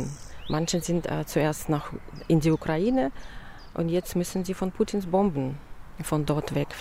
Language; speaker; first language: German; non-native, fluent; Belarusian